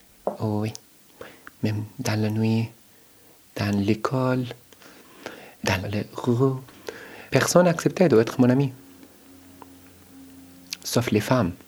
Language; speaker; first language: French; non-native, learner; Arabic